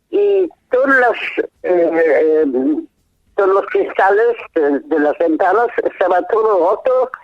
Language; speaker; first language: Spanish; non-native, fluent; German